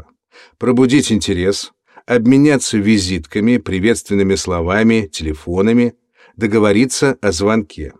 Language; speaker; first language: Russian; native; Russian